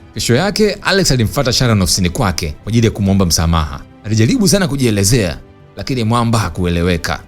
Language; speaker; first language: Swahili; native; Swahili